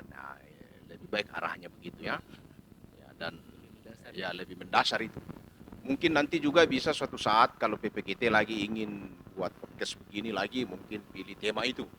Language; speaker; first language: Indonesian; native; Indonesian